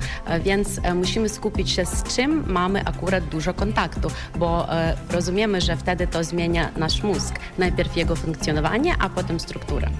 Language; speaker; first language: Polish; non-native, fluent; Ukrainian